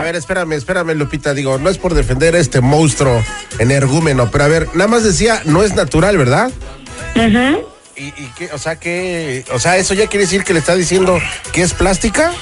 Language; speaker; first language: Spanish; native; Spanish